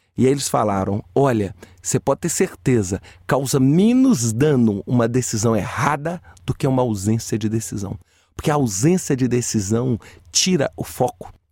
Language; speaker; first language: Portuguese; native; Portuguese